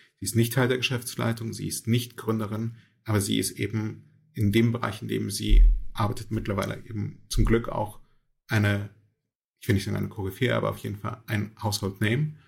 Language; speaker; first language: German; early bilingual, other home language; Russian